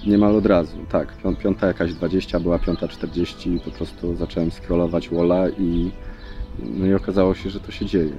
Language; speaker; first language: Polish; native; Polish